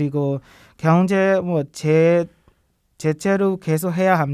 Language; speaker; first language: Korean; non-native, learner; Burmese